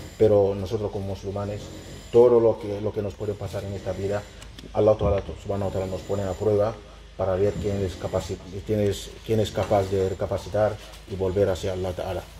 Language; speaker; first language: Spanish; non-native, fluent; Mandingo